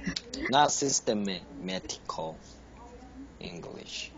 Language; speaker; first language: English; non-native, learner; Korean